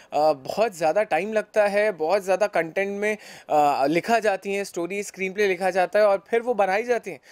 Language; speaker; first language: Hindi; native; Hindi